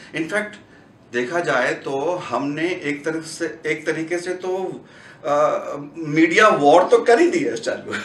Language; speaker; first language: Hindi; native; Hindi